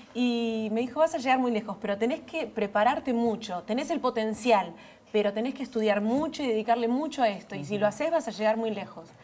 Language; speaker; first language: Spanish; native; Spanish